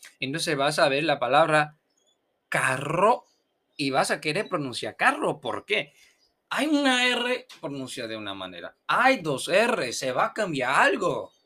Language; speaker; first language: Spanish; non-native, fluent; Portuguese